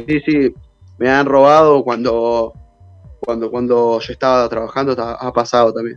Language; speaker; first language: Spanish; native; Spanish